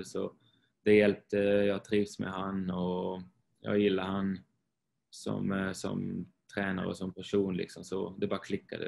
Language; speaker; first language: Swedish; non-native, fluent; Swiss German